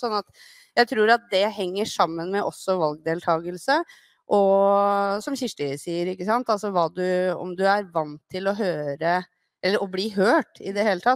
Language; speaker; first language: Norwegian; native; Norwegian